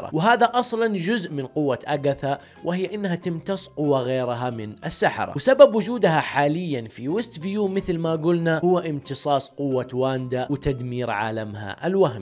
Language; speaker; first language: Arabic; native; Arabic